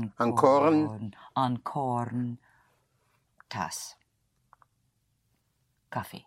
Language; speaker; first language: French; non-native, learner; English